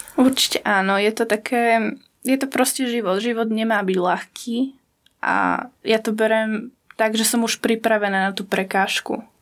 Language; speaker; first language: Slovak; native; Slovak